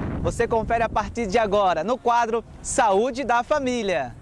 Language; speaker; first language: Portuguese; native; Portuguese